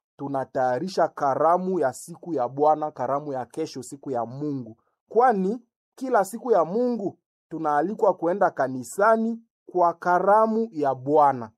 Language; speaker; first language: Swahili; native; Swahili